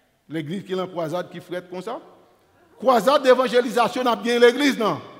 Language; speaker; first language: French; native; French